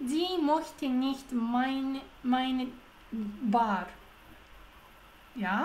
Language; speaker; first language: German; non-native, learner; Japanese